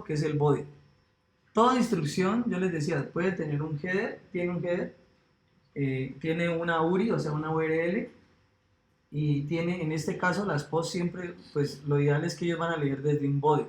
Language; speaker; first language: Spanish; native; Spanish